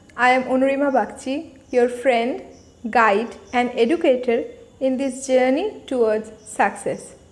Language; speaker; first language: English; non-native, local second language; Bangla